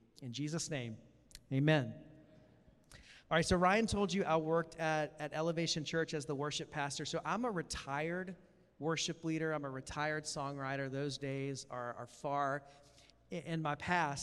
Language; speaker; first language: English; native; English